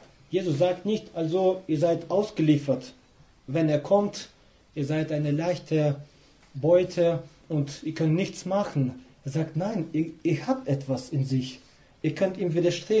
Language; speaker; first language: German; non-native, fluent; Russian